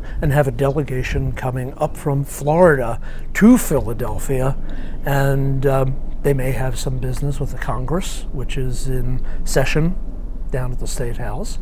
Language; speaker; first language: English; native; English